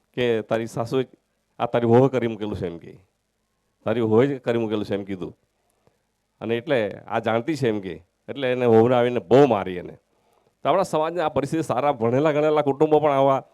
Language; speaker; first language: Gujarati; native; Gujarati